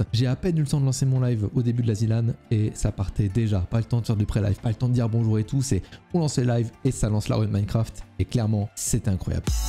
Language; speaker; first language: French; native; French